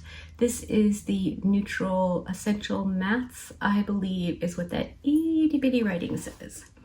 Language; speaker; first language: English; native; English